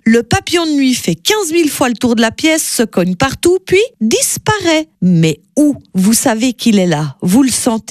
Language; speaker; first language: French; native; French